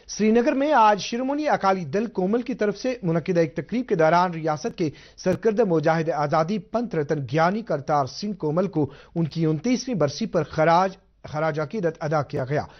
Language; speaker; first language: Urdu; non-native, local second language; Kashmiri